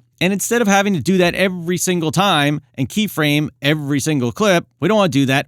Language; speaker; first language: English; native; English